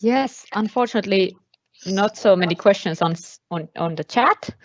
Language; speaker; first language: English; non-native, fluent; Finnish